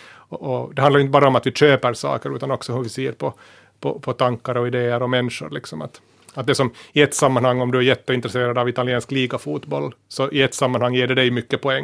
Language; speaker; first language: Swedish; native; Swedish